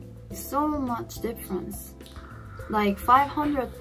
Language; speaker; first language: English; non-native, learner; Korean